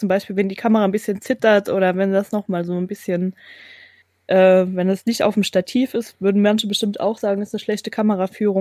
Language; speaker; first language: German; native; German